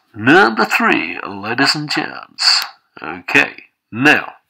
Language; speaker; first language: English; native; English